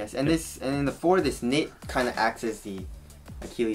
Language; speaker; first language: English; native; English